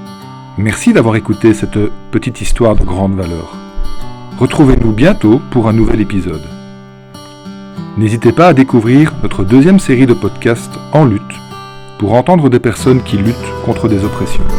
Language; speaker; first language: French; native; French